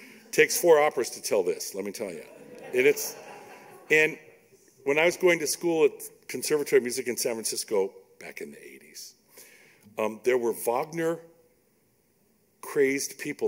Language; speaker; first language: English; native; English